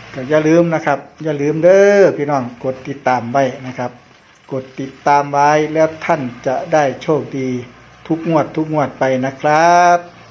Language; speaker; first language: Thai; native; Thai